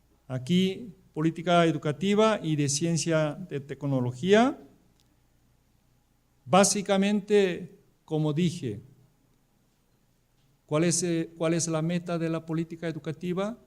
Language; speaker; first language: Spanish; non-native, fluent; Korean